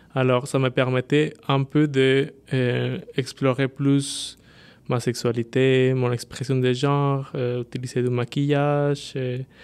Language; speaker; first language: French; non-native, fluent; Spanish